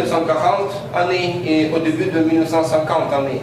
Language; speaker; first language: French; non-native, learner; Russian